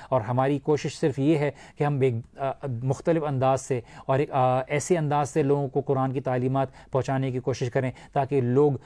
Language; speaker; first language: Urdu; native; Urdu